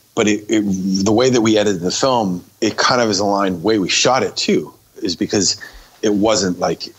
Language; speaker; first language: English; native; English